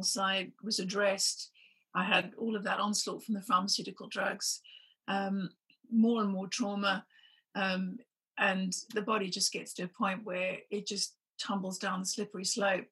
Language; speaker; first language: English; native; English